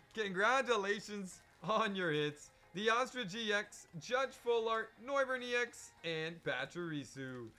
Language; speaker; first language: English; native; English